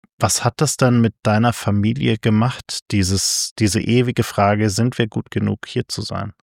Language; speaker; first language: German; native; German